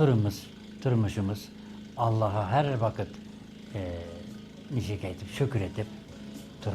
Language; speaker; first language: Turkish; non-native, learner; Tatar